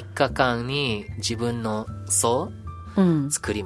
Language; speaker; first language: Japanese; non-native, learner; English